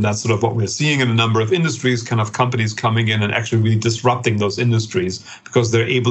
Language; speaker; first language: English; non-native, fluent; German